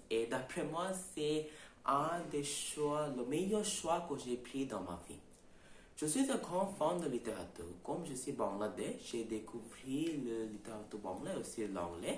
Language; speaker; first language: French; non-native, learner; Bangla